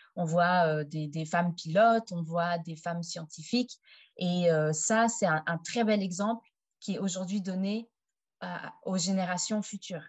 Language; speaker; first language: French; native; French